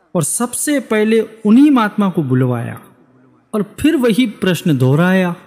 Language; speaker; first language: Hindi; native; Hindi